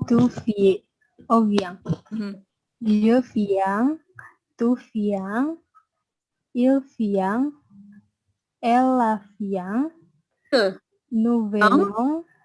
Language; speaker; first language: French; non-native, learner; Indonesian